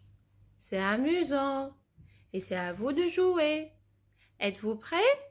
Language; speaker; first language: French; non-native, local second language; Arabic